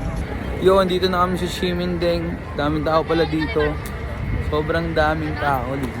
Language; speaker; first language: Filipino; native; Filipino